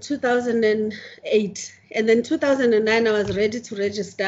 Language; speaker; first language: English; non-native, local second language; Zulu